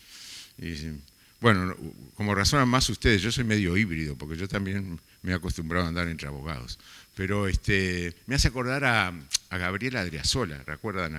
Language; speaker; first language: Spanish; native; Spanish